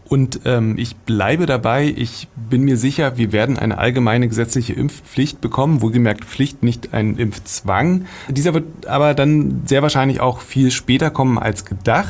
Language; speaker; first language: German; native; German